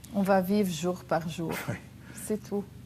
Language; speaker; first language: French; non-native, local second language; Arabic